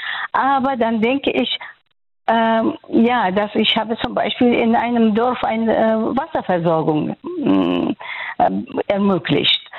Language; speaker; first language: German; non-native, fluent; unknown